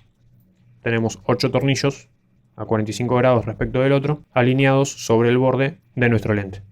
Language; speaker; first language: Spanish; native; Spanish